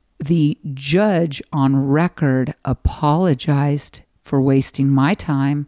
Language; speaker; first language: English; native; English